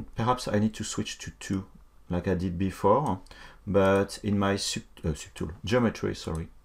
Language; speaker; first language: English; non-native, fluent; French